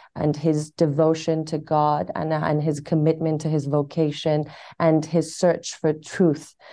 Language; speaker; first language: English; non-native, fluent; Persian